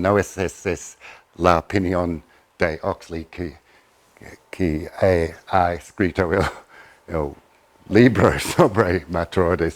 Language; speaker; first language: Spanish; non-native, fluent; English